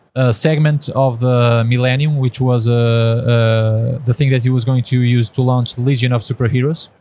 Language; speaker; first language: English; non-native, fluent; Portuguese